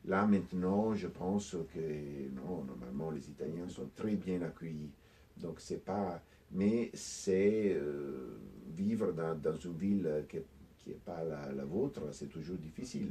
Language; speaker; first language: French; non-native, fluent; Italian